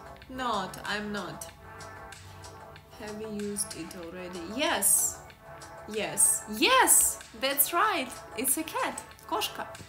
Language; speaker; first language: English; non-native, learner; Russian